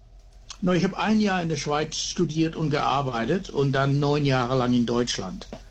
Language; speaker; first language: German; early bilingual, heritage; German